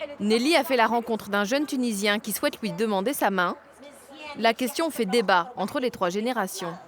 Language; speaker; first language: French; native; French